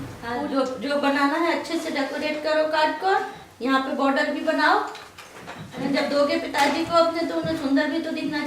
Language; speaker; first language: Hindi; native; Hindi